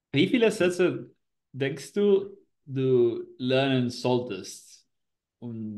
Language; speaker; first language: German; non-native, learner; Spanish